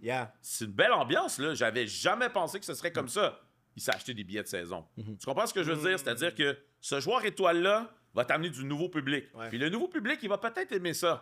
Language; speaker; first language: French; native; French